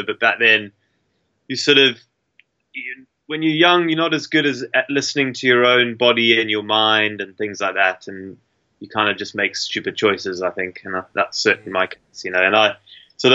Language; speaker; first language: English; native; English